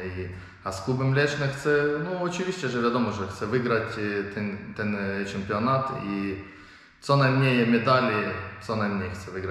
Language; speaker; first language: Polish; non-native, learner; Ukrainian